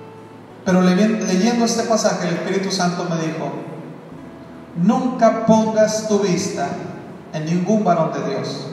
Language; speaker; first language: Spanish; native; Spanish